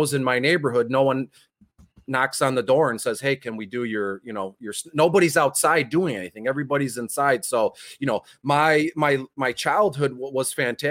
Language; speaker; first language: English; native; English